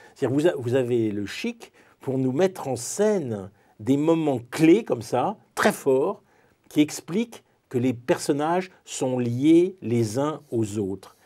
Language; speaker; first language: French; native; French